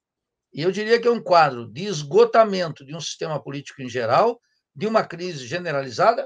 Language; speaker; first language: Portuguese; native; Portuguese